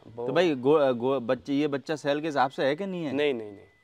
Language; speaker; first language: Hindi; native; Hindi